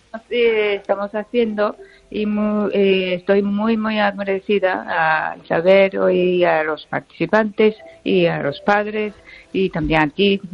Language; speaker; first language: Spanish; non-native, learner; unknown